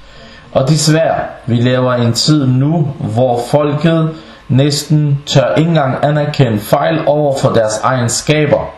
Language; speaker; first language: Danish; non-native, fluent; Arabic